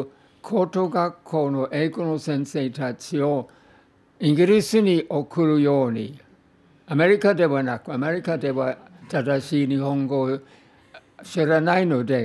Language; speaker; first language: Japanese; non-native, fluent; English